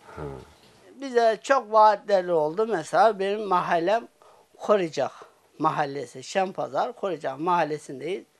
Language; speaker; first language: Turkish; native; Turkish